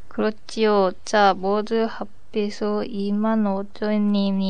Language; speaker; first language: Korean; non-native, learner; Japanese